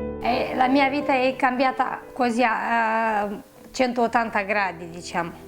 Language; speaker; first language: Italian; non-native, fluent; Romanian